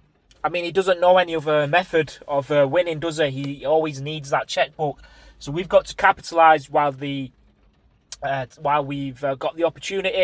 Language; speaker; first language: English; native; English